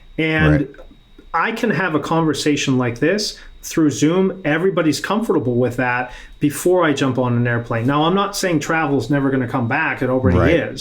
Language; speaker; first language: English; native; English